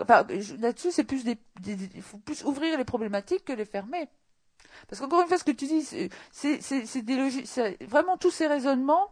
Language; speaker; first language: French; native; French